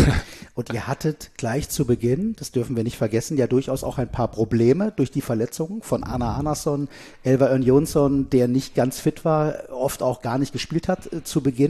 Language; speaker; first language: German; native; German